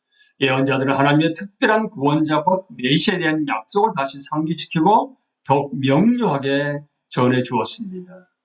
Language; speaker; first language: Korean; native; Korean